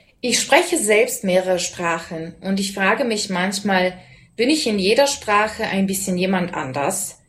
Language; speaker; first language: German; non-native, fluent; Serbian